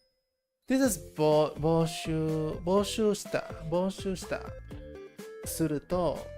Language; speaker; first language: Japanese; non-native, learner; English